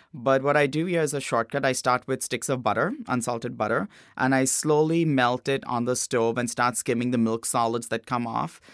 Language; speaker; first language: English; non-native, local second language; Hindi